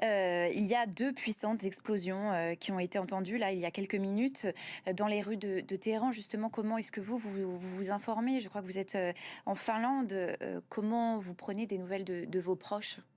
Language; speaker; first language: French; native; French